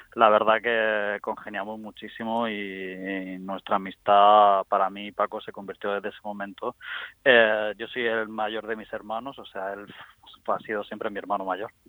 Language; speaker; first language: Spanish; native; Spanish